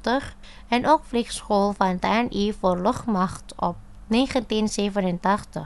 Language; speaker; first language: Dutch; non-native, fluent; Indonesian